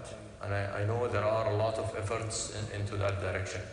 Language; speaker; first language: English; non-native, fluent; Arabic